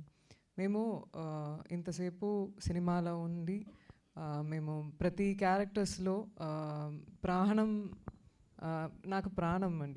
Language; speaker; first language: Telugu; non-native, fluent; Tamil